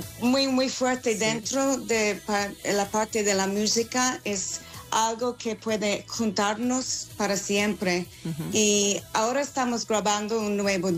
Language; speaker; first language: Spanish; non-native, fluent; English